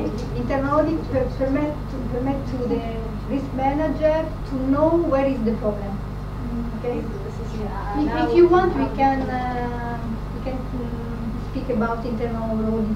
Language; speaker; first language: English; non-native, fluent; Italian